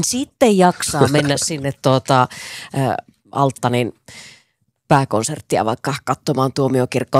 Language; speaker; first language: Finnish; native; Finnish